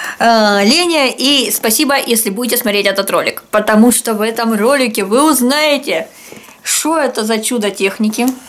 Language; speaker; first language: Russian; native; Russian